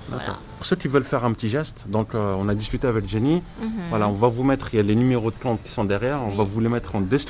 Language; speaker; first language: French; native; French